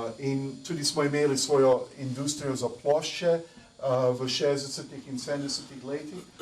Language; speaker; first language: Slovenian; early bilingual, heritage; English